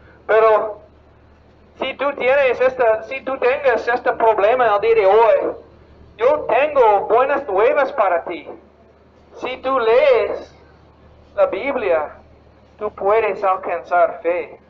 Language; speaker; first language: Spanish; non-native, fluent; English